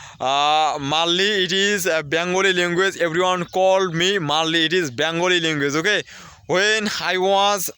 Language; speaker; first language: English; non-native, learner; Bangla